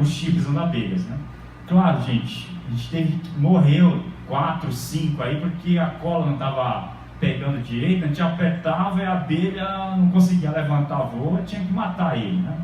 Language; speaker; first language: Portuguese; early bilingual, other home language; Japanese